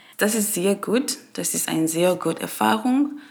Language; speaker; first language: German; non-native, fluent; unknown